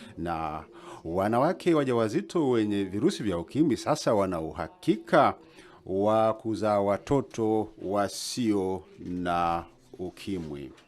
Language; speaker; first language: Swahili; native; Swahili